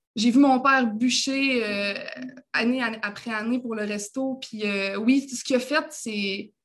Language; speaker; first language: French; native; French